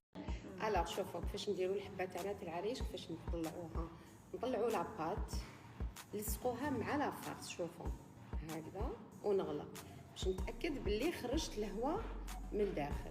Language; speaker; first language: Arabic; native; Arabic